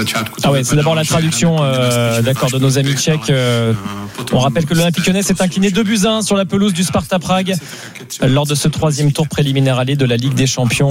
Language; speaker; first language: French; native; French